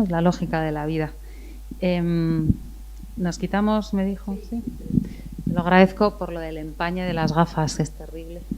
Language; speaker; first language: Spanish; native; Spanish